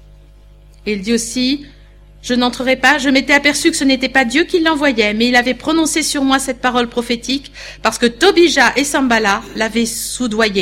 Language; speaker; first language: French; native; French